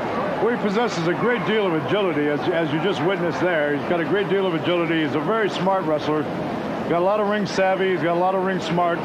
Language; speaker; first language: English; native; English